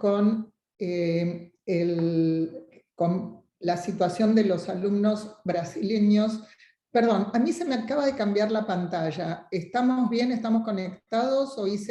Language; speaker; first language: Spanish; native; Spanish